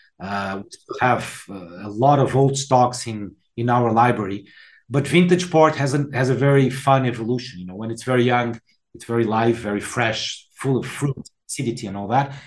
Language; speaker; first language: English; non-native, fluent; Portuguese